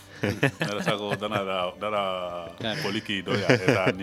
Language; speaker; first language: Basque; non-native, learner; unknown